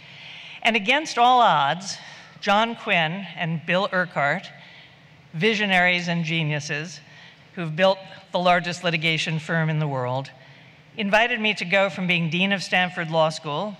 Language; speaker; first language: English; native; English